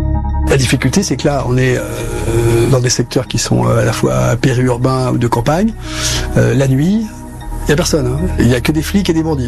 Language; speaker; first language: French; native; French